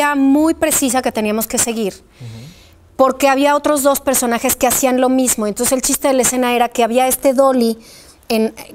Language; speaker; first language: Spanish; early bilingual, other home language; Polish